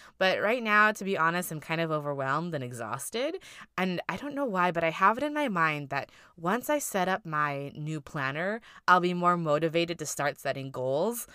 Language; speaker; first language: English; native; English